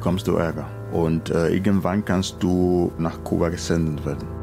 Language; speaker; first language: German; non-native, fluent; Spanish